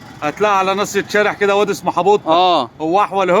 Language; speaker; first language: Arabic; native; Arabic